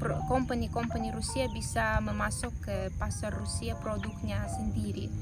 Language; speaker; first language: Indonesian; non-native, fluent; Russian